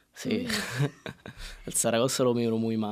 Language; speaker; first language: Spanish; non-native, learner; Italian